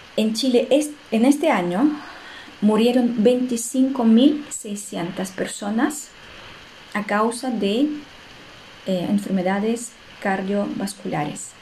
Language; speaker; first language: Spanish; non-native, fluent; Russian